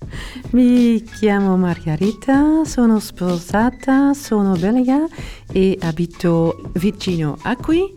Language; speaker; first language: Italian; non-native, learner; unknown